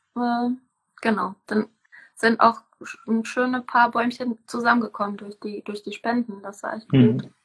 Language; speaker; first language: German; non-native, fluent; Czech